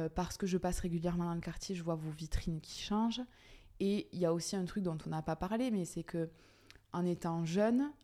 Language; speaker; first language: French; native; French